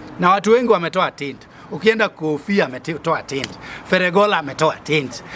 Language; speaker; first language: Swahili; non-native, local second language; Luo (Kenya and Tanzania)